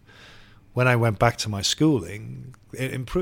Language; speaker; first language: English; native; English